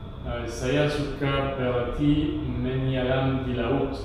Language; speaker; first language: Indonesian; non-native, learner; English